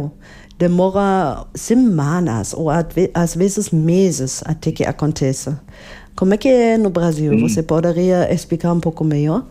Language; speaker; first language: Portuguese; non-native, fluent; German